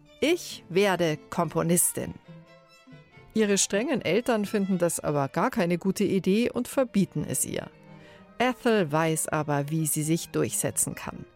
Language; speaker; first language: German; native; German